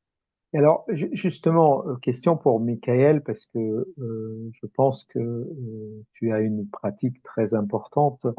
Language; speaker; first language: French; native; French